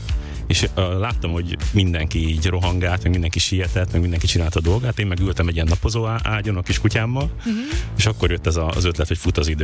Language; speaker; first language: Hungarian; native; Hungarian